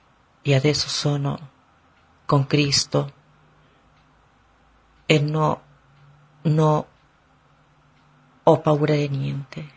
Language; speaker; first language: Italian; non-native, learner; Spanish